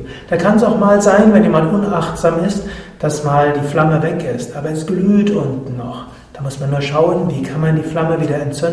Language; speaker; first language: German; native; German